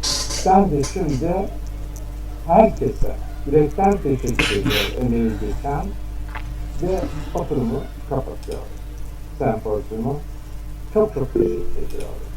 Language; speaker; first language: Turkish; native; Turkish